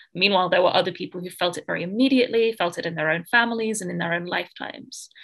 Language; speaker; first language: English; native; English